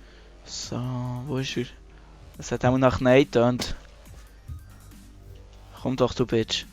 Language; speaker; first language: German; native; German